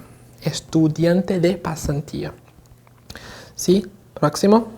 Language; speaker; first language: Spanish; non-native, fluent; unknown